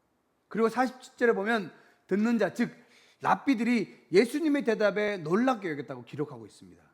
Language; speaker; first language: Korean; native; Korean